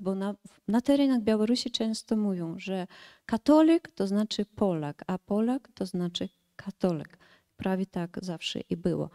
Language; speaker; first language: Polish; early bilingual, heritage; Polish